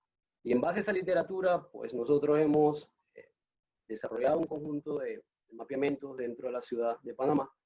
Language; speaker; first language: Spanish; native; Spanish